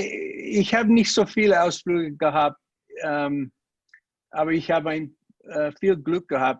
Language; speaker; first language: German; non-native, learner; English